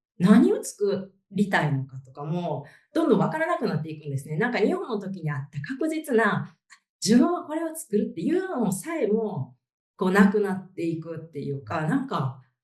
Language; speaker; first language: Japanese; native; Japanese